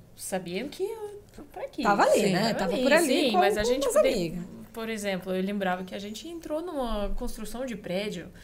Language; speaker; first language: Portuguese; non-native, fluent; Russian